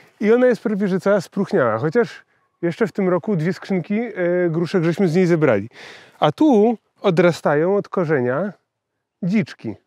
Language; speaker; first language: Polish; native; Polish